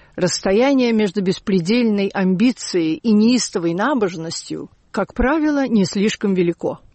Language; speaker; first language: Russian; native; Russian